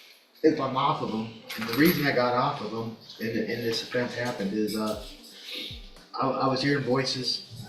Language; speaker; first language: English; native; English